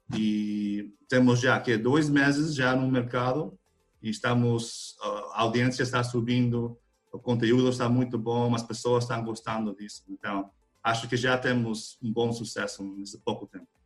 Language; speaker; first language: Portuguese; non-native, fluent; English